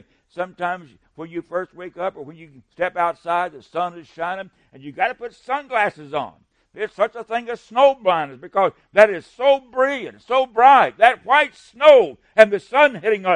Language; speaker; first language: English; native; English